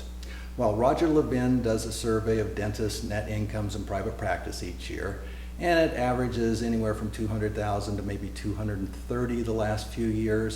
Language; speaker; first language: English; native; English